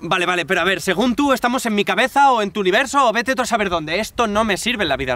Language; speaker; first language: Spanish; native; Spanish